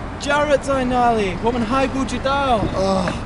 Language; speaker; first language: Chinese; non-native, learner; English